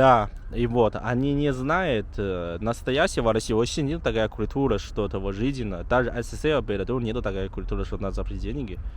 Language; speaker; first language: Russian; non-native, learner; Chinese